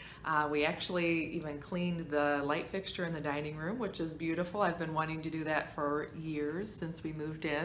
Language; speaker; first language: English; native; English